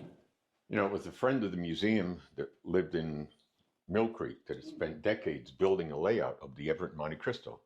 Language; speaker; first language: English; native; English